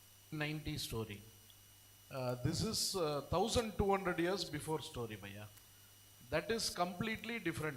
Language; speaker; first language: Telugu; non-native, fluent; Tamil